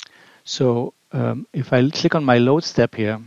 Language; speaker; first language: English; non-native, fluent; French